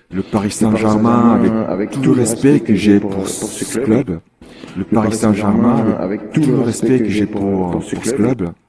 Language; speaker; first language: French; non-native, fluent; Korean